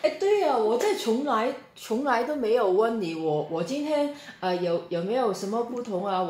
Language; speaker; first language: Chinese; non-native, local second language; Cantonese